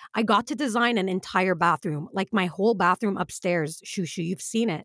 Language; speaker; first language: English; early bilingual, other home language; Arabic